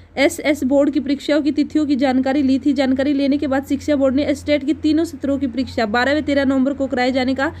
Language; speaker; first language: Hindi; native; Hindi